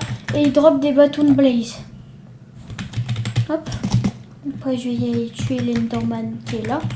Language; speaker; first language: French; native; French